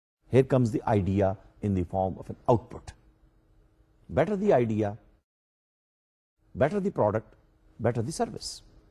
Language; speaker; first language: English; non-native, local second language; Urdu